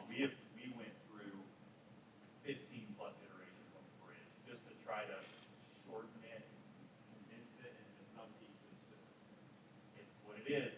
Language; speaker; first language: English; native; English